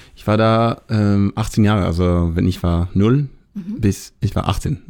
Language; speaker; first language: German; non-native, fluent; Hebrew